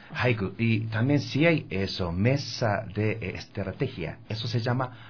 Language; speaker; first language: Spanish; non-native, learner; Japanese